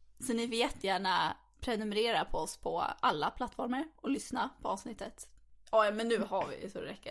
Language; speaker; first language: Swedish; native; Swedish